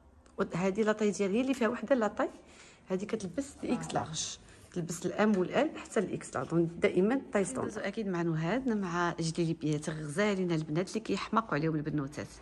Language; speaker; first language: Arabic; native; Arabic